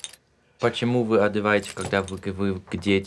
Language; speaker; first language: Russian; non-native, fluent; Dutch